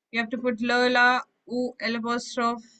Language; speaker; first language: French; non-native, fluent; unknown